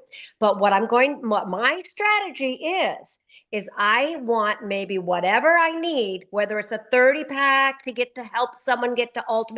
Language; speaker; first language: English; native; English